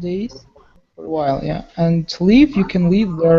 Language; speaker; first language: English; non-native, learner; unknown